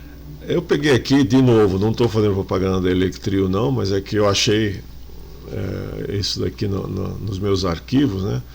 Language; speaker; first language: Portuguese; native; Portuguese